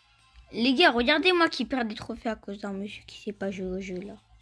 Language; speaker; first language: French; native; French